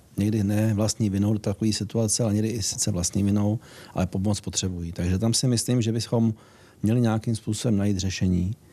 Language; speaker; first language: Czech; native; Czech